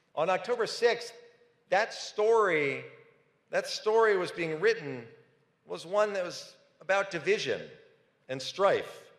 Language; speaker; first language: English; native; English